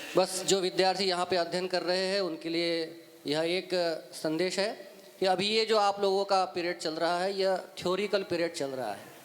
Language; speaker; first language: Hindi; non-native, local second language; Marathi